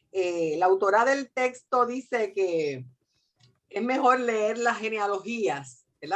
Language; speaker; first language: Spanish; native; Spanish